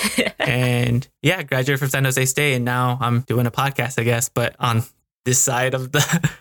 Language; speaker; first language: English; native; English